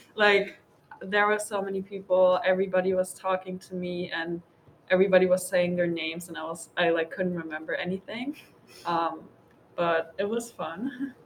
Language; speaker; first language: English; non-native, fluent; German